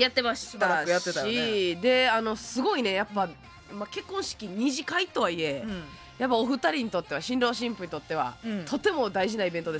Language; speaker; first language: Japanese; native; Japanese